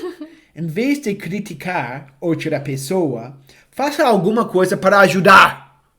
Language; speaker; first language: Portuguese; non-native, fluent; English